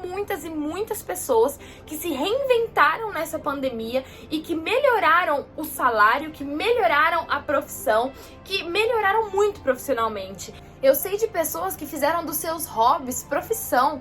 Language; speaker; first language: Portuguese; native; Portuguese